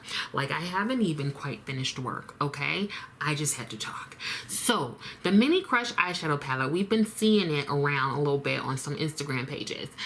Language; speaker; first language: English; native; English